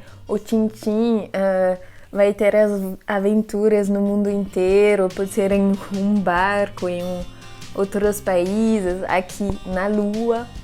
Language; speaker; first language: Portuguese; non-native, fluent; French